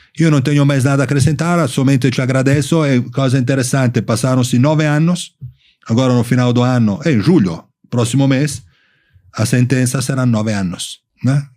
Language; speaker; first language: Portuguese; non-native, fluent; Italian